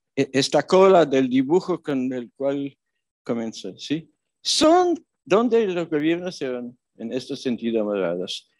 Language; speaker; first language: Spanish; non-native, fluent; Polish